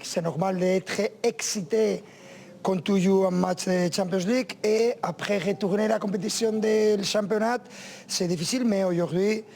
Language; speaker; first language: French; non-native, learner; Spanish